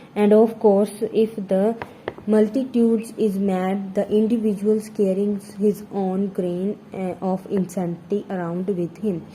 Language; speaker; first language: English; non-native, local second language; Punjabi